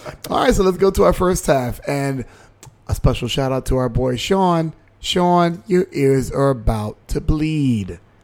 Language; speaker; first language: English; native; English